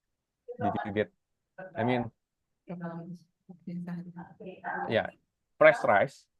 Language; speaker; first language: English; non-native, fluent; Indonesian